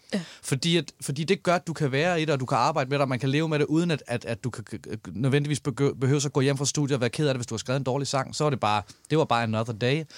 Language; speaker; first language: Danish; native; Danish